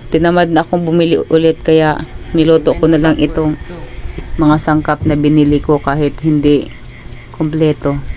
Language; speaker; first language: Filipino; non-native, local second language; Cebuano